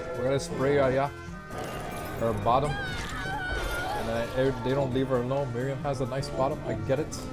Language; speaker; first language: English; native; English